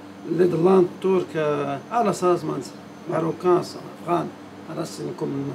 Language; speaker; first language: Dutch; non-native, learner; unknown